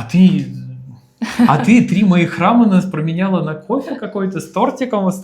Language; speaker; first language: Russian; native; Russian